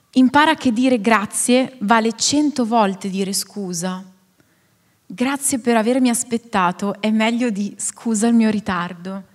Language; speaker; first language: Italian; native; Italian